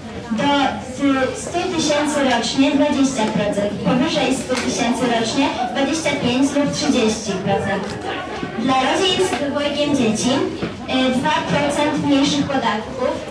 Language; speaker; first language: Polish; native; Polish